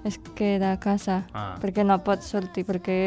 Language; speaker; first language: Catalan; non-native, learner; Indonesian